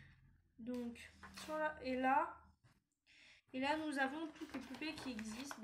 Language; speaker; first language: French; native; French